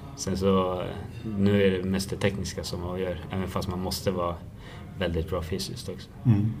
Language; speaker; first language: Swedish; native; Swedish